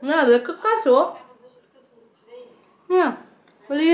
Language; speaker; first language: Dutch; non-native, learner; Waray